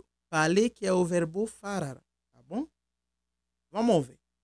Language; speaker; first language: Portuguese; non-native, local second language; Haitian Creole